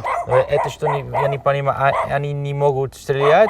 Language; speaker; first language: Russian; non-native, fluent; Dutch